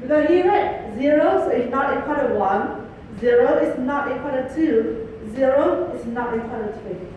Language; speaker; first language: English; non-native, fluent; Vietnamese